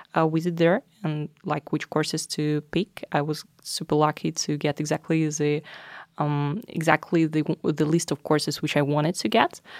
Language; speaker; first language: English; non-native, fluent; Russian